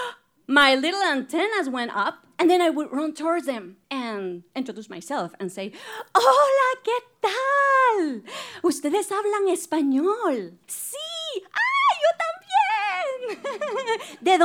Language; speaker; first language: English; non-native, fluent; Spanish